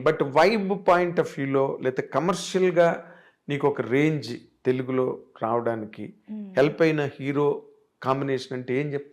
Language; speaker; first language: Telugu; native; Telugu